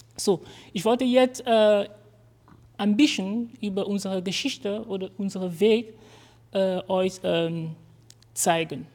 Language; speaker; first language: German; non-native, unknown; French